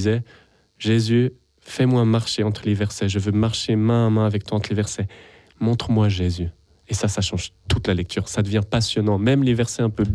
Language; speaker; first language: French; native; French